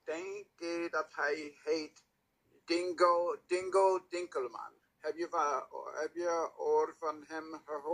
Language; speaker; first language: Dutch; non-native, learner; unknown